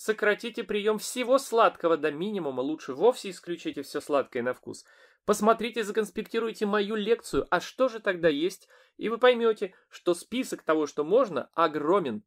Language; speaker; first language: Russian; native; Russian